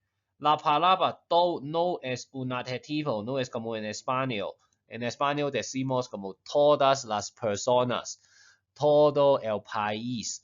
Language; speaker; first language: Spanish; non-native, fluent; Chinese